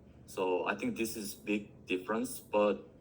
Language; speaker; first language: English; non-native, learner; Korean